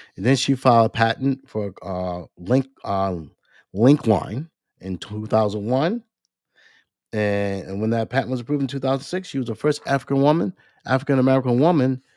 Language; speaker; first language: English; native; English